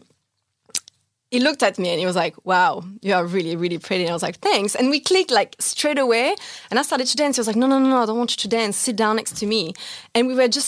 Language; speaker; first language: English; non-native, fluent; French